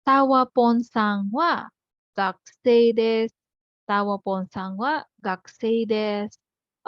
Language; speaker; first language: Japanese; non-native, fluent; Filipino